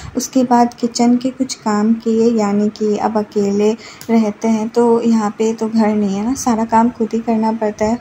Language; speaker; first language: Hindi; native; Hindi